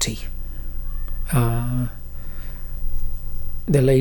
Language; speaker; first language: English; native; English